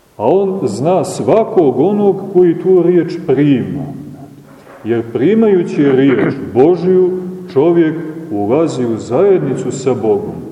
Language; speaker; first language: Serbian; native; Serbian